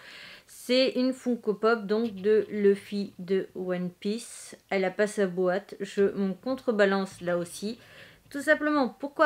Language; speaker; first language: French; native; French